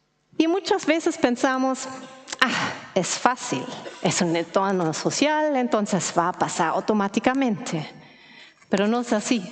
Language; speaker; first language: Spanish; non-native, fluent; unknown